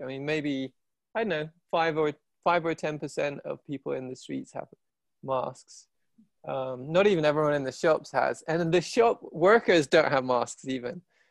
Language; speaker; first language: English; native; English